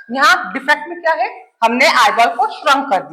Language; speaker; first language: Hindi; native; Hindi